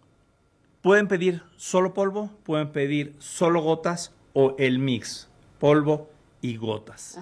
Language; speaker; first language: Spanish; native; Spanish